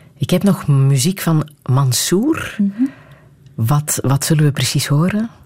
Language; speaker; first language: Dutch; native; Dutch